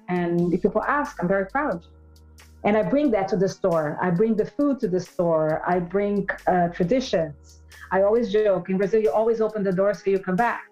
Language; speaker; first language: English; non-native, fluent; Portuguese